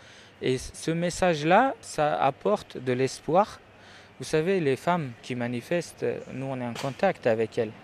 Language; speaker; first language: French; non-native, fluent; Persian